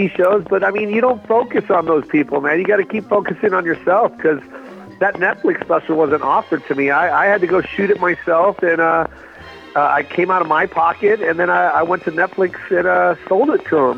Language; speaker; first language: English; native; English